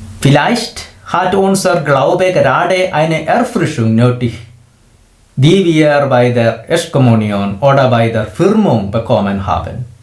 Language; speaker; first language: German; non-native, fluent; Malayalam